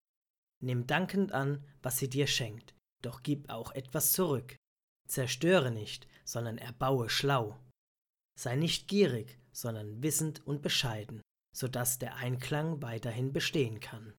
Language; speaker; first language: German; native; German